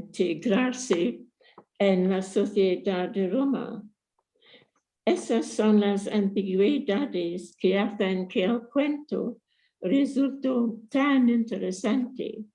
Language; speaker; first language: Spanish; non-native, fluent; English